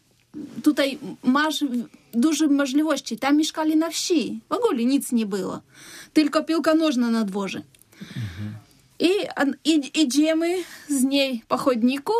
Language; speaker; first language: Polish; non-native, learner; Russian